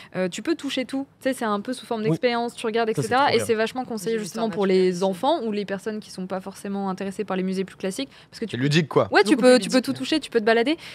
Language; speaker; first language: French; native; French